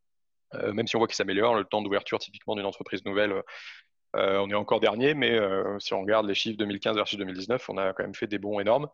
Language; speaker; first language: French; native; French